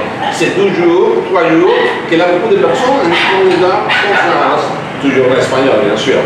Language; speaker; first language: French; non-native, learner; Spanish